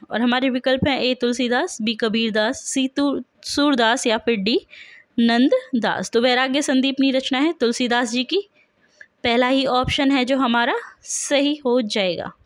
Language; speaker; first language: Hindi; native; Hindi